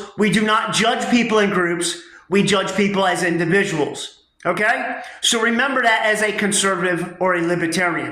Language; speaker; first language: English; native; English